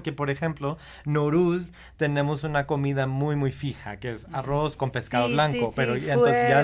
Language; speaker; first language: Spanish; non-native, fluent; English